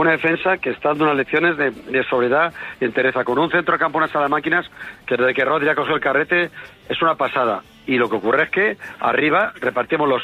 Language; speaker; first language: Spanish; native; Spanish